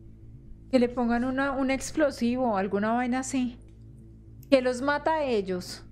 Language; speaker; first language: Spanish; native; Spanish